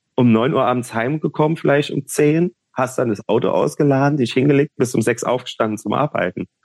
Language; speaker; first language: German; native; German